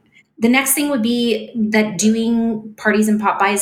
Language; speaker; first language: English; native; English